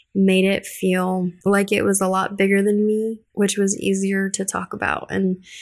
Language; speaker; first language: English; early bilingual, other home language; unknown